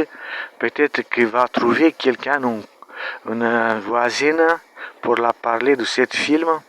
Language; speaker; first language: French; non-native, learner; Romanian